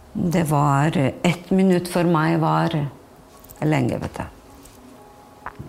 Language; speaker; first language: Norwegian; non-native, fluent; Albanian